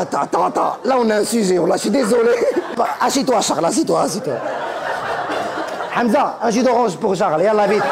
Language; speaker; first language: French; native; French